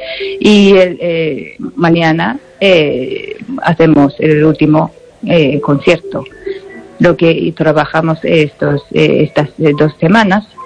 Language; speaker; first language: Spanish; non-native, learner; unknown